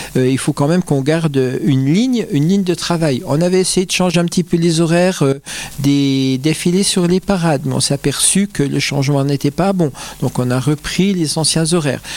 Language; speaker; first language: French; native; French